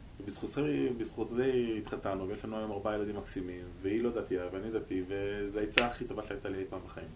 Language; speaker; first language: Hebrew; native; Hebrew